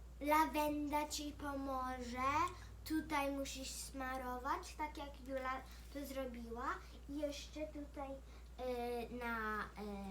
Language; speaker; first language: Polish; early bilingual, heritage; Polish